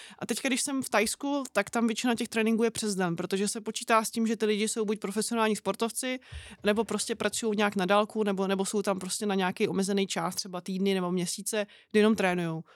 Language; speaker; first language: Czech; native; Czech